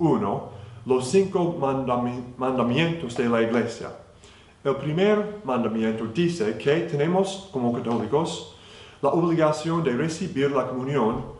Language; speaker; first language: Spanish; non-native, fluent; English